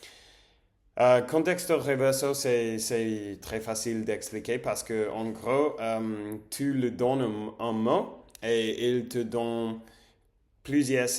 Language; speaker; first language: French; non-native, learner; English